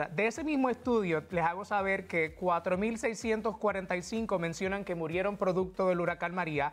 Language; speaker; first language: Spanish; native; Spanish